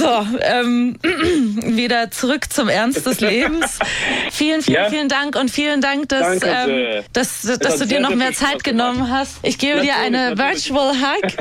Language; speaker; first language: German; native; German